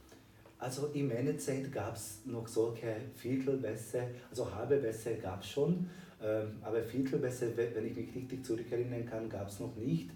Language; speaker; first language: German; non-native, fluent; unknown